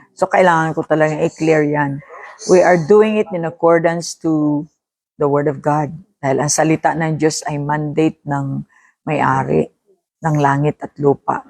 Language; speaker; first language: Filipino; non-native, local second language; Hiligaynon